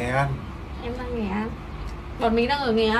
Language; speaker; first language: Vietnamese; native; Vietnamese